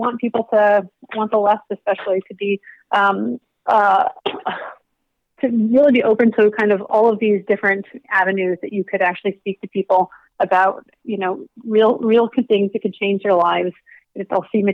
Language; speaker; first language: English; native; English